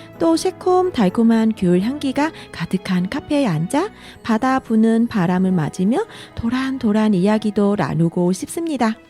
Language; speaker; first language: Korean; non-native, fluent; Vietnamese